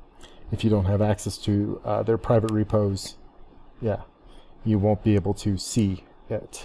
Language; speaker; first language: English; native; English